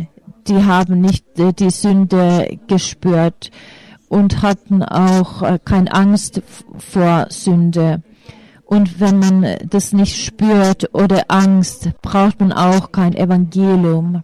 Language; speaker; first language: German; non-native, fluent; Finnish